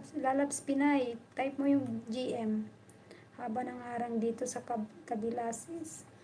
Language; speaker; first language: Filipino; non-native, local second language; Bikol